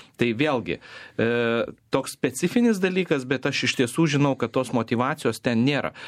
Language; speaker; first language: Lithuanian; native; Lithuanian